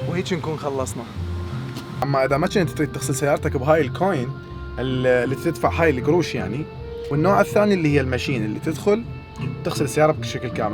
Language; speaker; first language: Arabic; native; Arabic